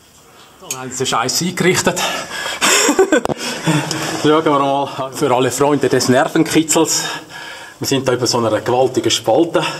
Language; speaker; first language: German; native; German